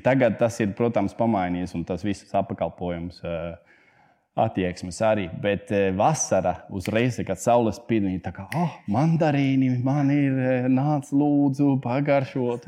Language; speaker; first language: Latvian; non-native, fluent; Spanish